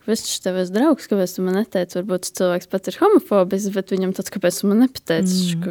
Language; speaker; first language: Latvian; native; Latvian